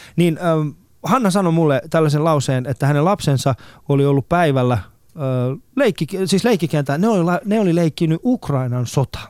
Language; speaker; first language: Finnish; early bilingual, other home language; Persian